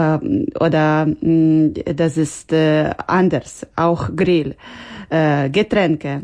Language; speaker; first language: German; non-native, learner; Ukrainian